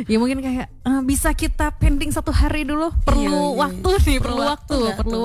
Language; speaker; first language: Indonesian; native; Indonesian